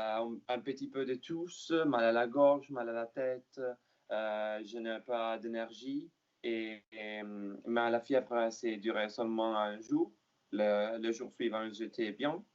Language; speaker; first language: French; non-native, learner; Italian